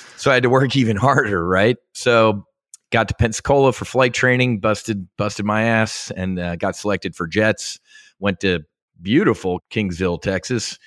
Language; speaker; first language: English; native; English